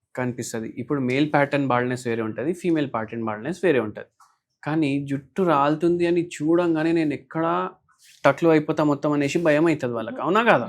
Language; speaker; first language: Telugu; native; Telugu